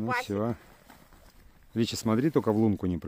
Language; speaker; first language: Russian; native; Russian